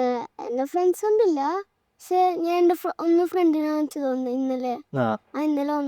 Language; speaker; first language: Malayalam; early bilingual, heritage; Malayalam